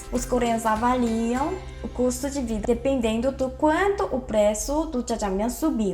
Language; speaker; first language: Portuguese; non-native, fluent; Korean